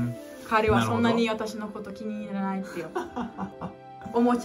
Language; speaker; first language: Japanese; non-native, learner; Portuguese